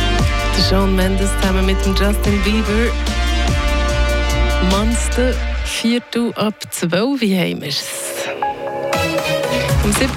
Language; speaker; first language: German; native; German